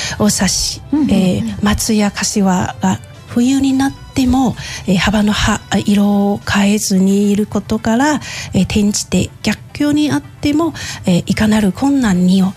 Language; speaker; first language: Japanese; non-native, fluent; Chinese